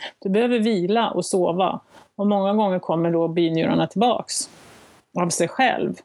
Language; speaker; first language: Swedish; native; Swedish